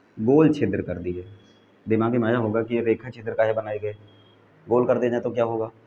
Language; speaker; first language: Hindi; native; Hindi